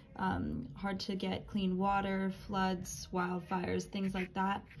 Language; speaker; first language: English; native; English